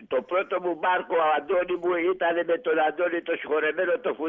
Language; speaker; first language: Greek; native; Greek